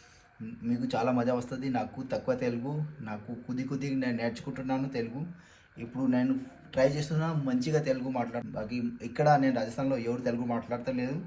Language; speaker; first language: Telugu; non-native, learner; Marwari